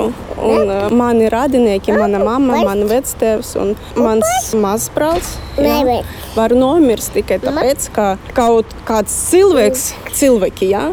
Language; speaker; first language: Latvian; non-native, learner; Russian